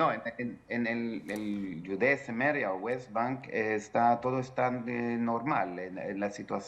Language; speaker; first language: Spanish; non-native, fluent; Hebrew